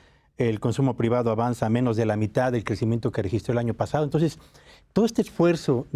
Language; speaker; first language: Spanish; native; Spanish